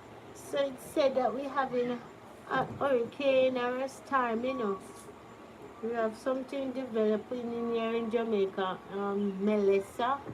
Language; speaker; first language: English; non-native, local second language; Jamaican Creole English